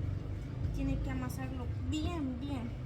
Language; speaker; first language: Spanish; native; Spanish